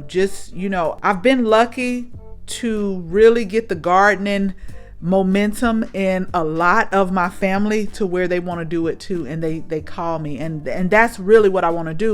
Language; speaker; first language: English; native; English